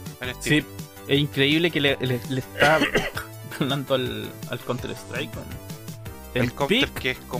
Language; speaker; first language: Spanish; native; Spanish